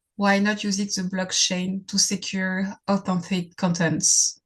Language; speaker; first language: English; non-native, fluent; French